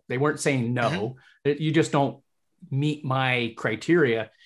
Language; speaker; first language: English; native; English